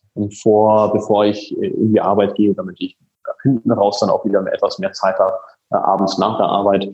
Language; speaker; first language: German; native; German